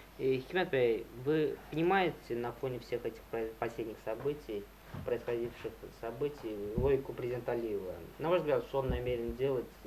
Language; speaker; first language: Russian; non-native, local second language; Azerbaijani